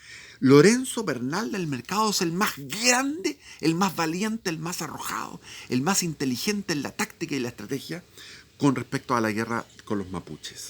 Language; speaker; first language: Spanish; native; Spanish